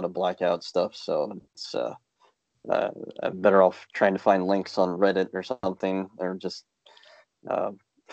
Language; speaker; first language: English; native; English